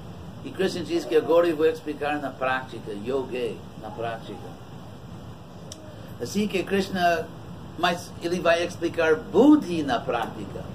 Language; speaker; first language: Portuguese; non-native, fluent; English